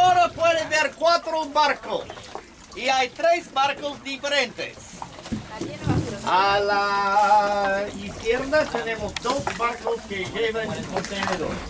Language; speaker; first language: Spanish; non-native, learner; English